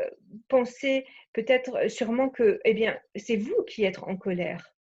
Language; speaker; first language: French; native; French